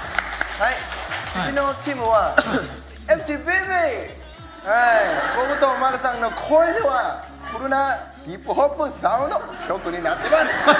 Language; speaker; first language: Japanese; non-native, learner; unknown